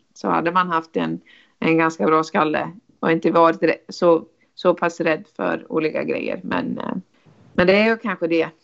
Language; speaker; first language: Swedish; non-native, fluent; Icelandic